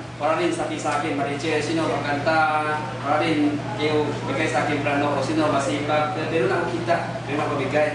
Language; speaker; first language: Filipino; non-native, learner; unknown